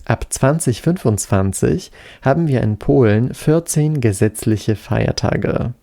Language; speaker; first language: German; non-native, fluent; Polish